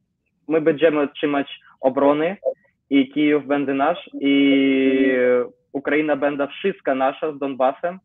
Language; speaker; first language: Polish; non-native, learner; Ukrainian